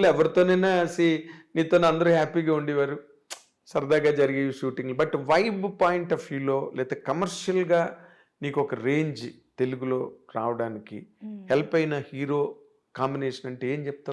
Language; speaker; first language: Telugu; native; Telugu